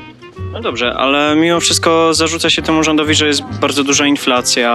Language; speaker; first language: Polish; native; Polish